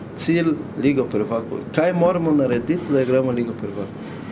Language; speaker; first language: Slovenian; non-native, fluent; Portuguese